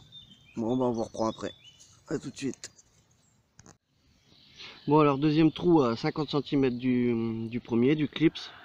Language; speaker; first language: French; native; French